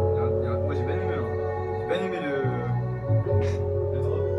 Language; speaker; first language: French; native; French